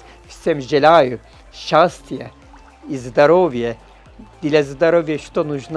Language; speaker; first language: Russian; non-native, learner; Turkish